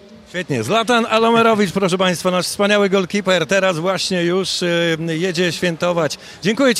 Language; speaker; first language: Polish; native; Polish